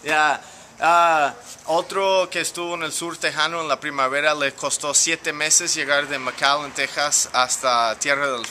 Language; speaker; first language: Spanish; non-native, fluent; English